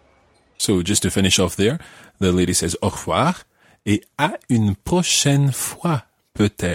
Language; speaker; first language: French; non-native, fluent; English